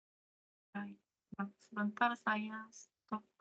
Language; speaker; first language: Indonesian; non-native, fluent; Japanese